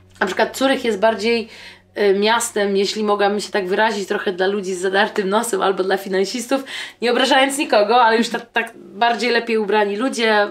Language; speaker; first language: Polish; native; Polish